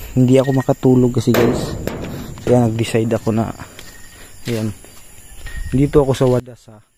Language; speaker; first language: Filipino; non-native, local second language; Cebuano